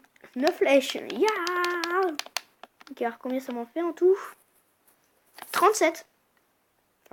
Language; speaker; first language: French; native; French